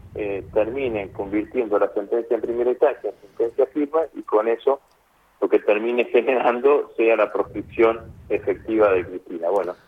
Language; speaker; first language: Spanish; native; Spanish